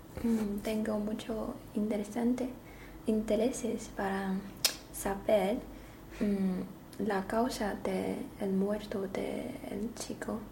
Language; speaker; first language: Spanish; non-native, learner; Chinese